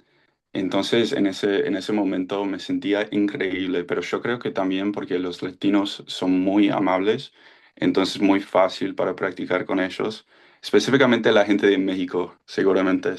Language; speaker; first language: Spanish; non-native, fluent; English